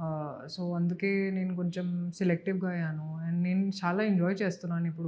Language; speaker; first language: Telugu; non-native, local second language; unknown